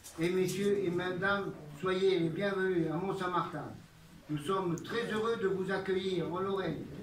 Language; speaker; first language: French; early bilingual, other home language; Italian